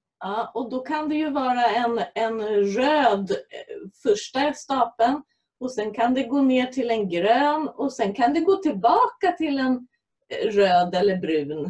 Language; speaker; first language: Swedish; native; Swedish